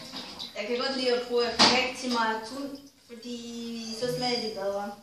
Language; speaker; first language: Danish; non-native, fluent; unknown